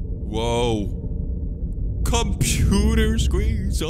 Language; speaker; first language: English; native; English